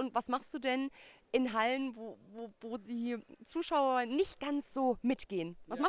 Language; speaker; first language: German; native; German